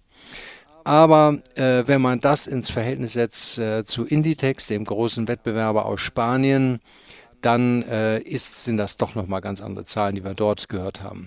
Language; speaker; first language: German; native; German